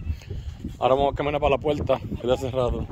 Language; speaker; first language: Spanish; early bilingual, heritage; Spanish